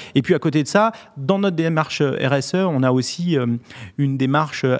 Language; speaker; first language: French; native; French